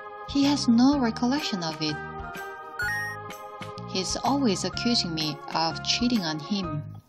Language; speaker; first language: English; non-native, fluent; Korean